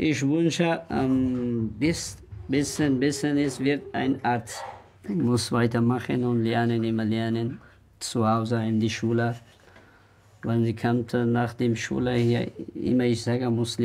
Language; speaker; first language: German; non-native, learner; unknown